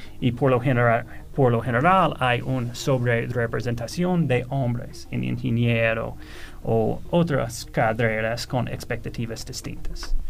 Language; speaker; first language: Spanish; non-native, fluent; English